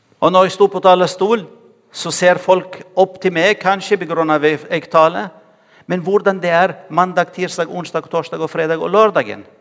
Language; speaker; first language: Norwegian; non-native, fluent; Arabic